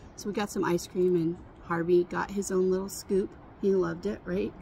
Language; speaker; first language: English; native; English